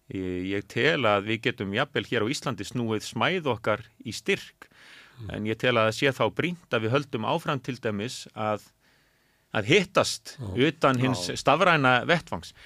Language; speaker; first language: Icelandic; native; Icelandic